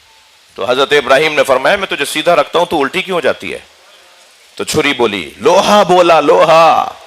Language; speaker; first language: Urdu; native; Urdu